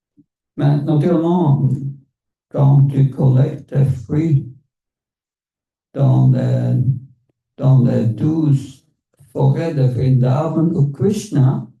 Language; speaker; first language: French; non-native, fluent; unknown